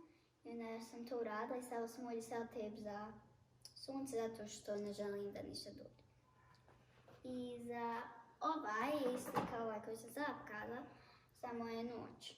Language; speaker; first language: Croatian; early bilingual, heritage; Bosnian